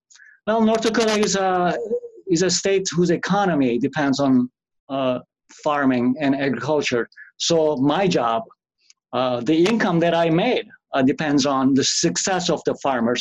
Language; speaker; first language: English; non-native, fluent; Turkish